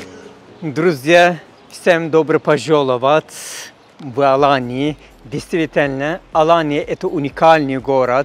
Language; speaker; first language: Russian; non-native, fluent; Turkish